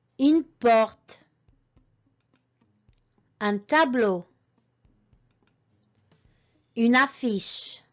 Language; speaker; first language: French; non-native, fluent; English